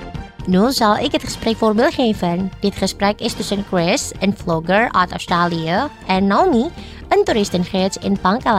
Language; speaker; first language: Dutch; non-native, learner; Indonesian